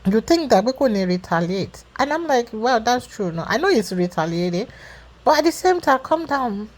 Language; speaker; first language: English; non-native, local second language; Yoruba